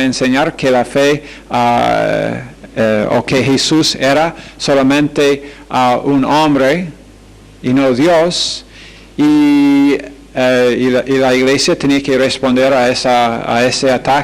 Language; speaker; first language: Spanish; non-native, fluent; English